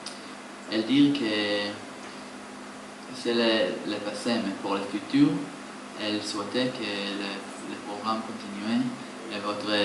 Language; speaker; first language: French; non-native, learner; Hebrew